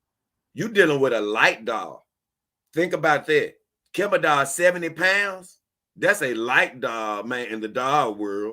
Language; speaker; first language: English; native; English